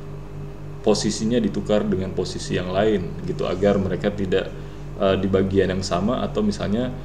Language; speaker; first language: Indonesian; native; Indonesian